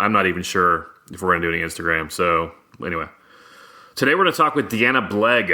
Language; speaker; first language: English; native; English